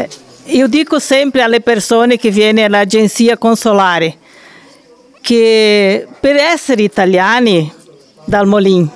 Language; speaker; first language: Italian; non-native, learner; Portuguese